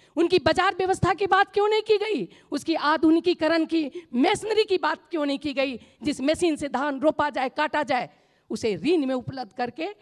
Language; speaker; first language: Hindi; non-native, local second language; Maithili